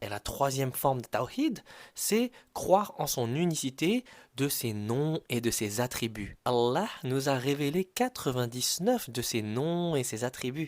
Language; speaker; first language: French; native; French